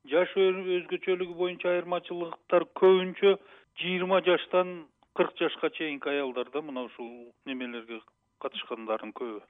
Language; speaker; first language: Kyrgyz; native; Kyrgyz